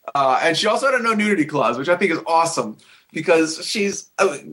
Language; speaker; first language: English; native; English